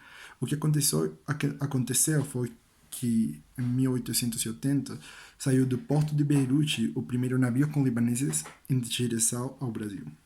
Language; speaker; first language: Portuguese; non-native, learner; Spanish